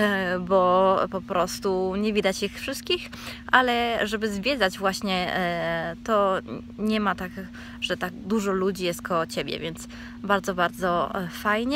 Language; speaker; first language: Polish; non-native, fluent; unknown